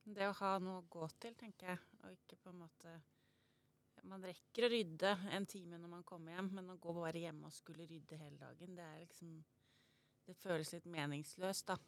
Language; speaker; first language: Norwegian; native; Norwegian